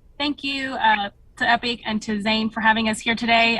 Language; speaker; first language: English; early bilingual, other home language; Spanish